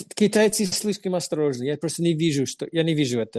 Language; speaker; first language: Russian; non-native, fluent; English